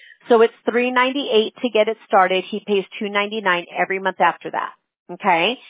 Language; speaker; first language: English; early bilingual, other home language; Spanish